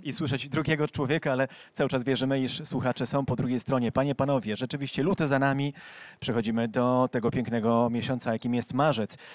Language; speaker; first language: Polish; native; Polish